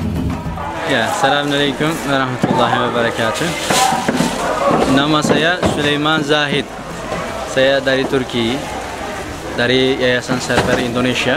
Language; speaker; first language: Indonesian; non-native, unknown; Turkish